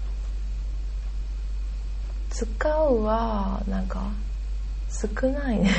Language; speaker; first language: Japanese; non-native, learner; Chinese